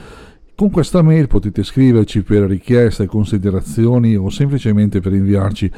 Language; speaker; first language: Italian; native; Italian